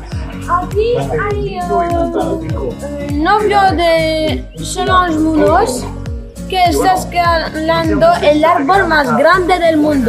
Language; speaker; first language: Spanish; non-native, fluent; French